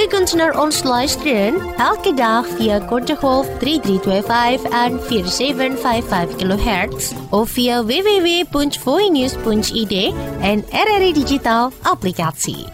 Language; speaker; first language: Dutch; non-native, fluent; Indonesian